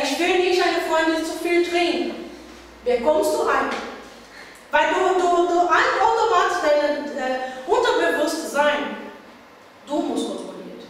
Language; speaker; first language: German; non-native, learner; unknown